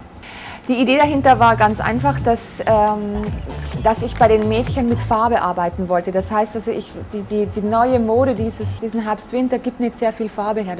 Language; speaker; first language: German; native; German